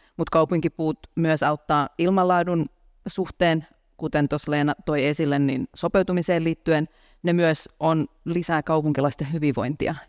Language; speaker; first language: Finnish; native; Finnish